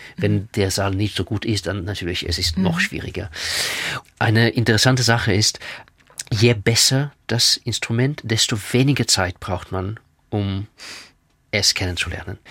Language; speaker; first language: German; non-native, fluent; Russian